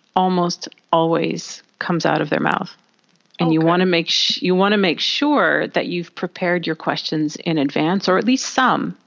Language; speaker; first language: English; native; English